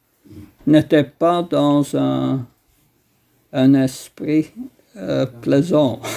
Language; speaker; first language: French; non-native, fluent; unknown